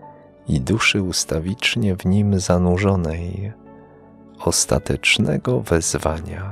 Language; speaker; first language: Polish; native; Polish